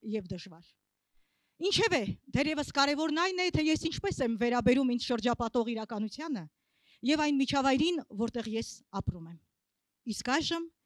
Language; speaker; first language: Armenian; native; Armenian